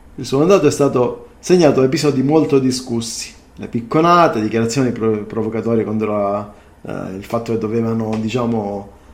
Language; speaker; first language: Italian; native; Italian